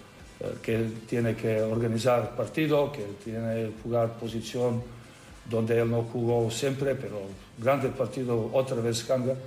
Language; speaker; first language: Spanish; non-native, learner; Serbian